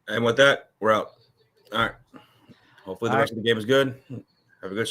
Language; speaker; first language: English; native; English